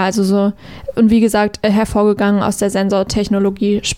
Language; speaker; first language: German; native; German